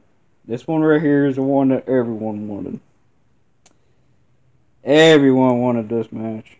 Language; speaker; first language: English; native; English